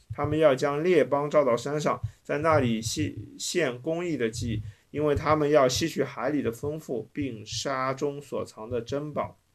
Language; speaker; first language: Chinese; native; Chinese